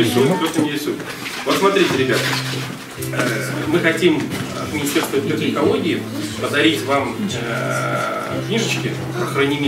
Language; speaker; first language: Russian; native; Russian